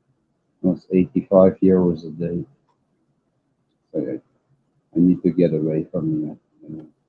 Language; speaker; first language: English; non-native, learner; Dutch